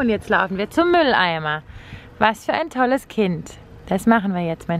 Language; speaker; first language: German; native; German